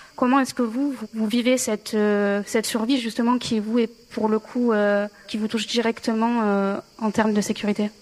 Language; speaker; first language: French; native; French